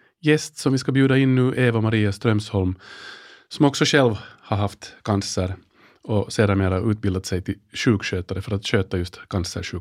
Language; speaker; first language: Swedish; native; Swedish